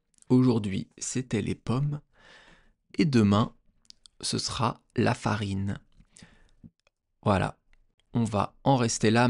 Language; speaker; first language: French; native; French